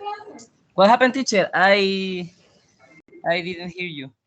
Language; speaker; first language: English; non-native, learner; Spanish